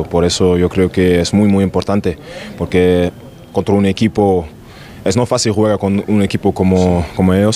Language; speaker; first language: Spanish; non-native, learner; German